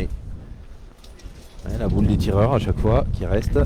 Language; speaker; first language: French; native; French